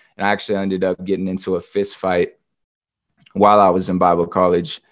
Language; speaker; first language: English; native; English